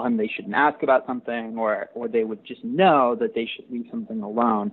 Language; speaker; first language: English; native; English